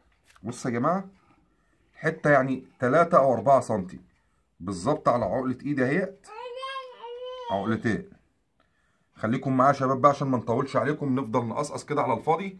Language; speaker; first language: Arabic; native; Arabic